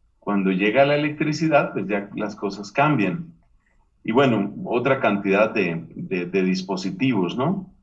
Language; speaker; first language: Spanish; native; Spanish